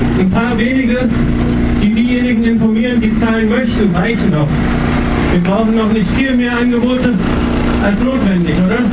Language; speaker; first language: German; native; German